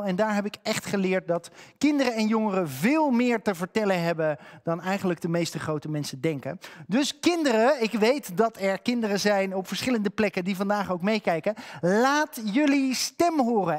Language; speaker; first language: Dutch; native; Dutch